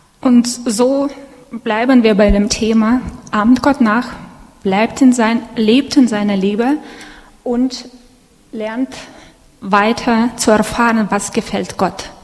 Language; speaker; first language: German; non-native, fluent; Russian